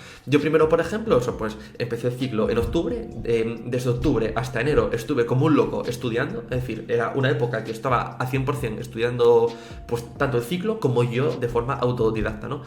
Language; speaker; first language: Spanish; native; Spanish